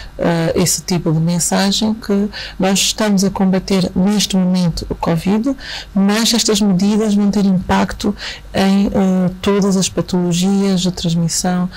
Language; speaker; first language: Portuguese; native; Portuguese